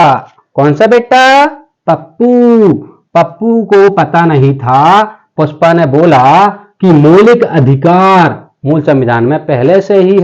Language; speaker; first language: Hindi; native; Hindi